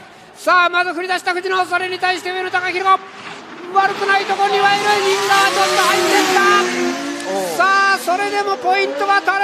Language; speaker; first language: Japanese; native; Japanese